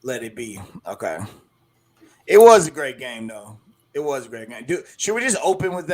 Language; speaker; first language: English; native; English